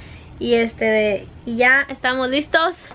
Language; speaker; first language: Spanish; native; Spanish